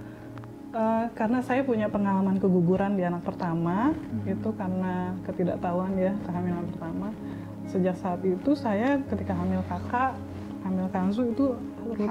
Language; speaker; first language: Indonesian; native; Indonesian